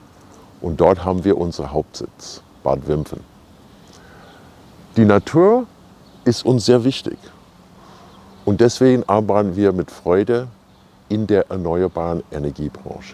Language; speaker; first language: German; non-native, fluent; English